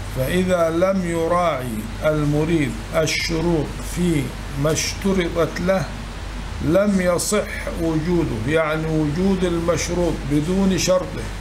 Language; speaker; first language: Arabic; native; Arabic